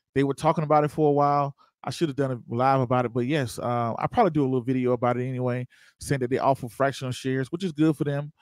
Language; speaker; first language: English; native; English